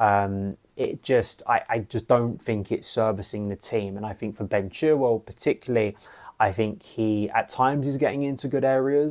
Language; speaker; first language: English; native; English